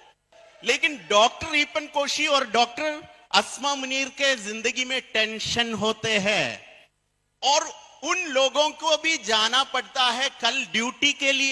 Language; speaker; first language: Hindi; non-native, fluent; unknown